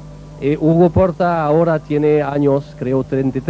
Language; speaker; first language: Spanish; non-native, learner; French